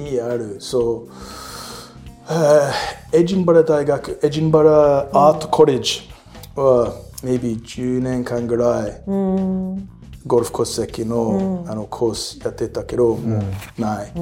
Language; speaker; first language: Japanese; non-native, learner; English